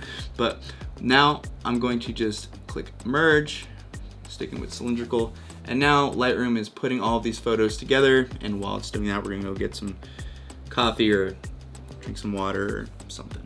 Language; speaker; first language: English; native; English